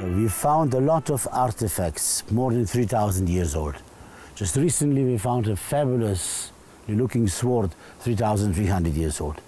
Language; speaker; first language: English; non-native, fluent; Slovenian